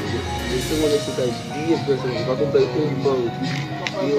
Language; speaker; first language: Spanish; non-native, learner; Haitian Creole